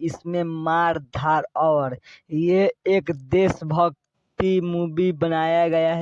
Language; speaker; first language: Hindi; non-native, local second language; Bhojpuri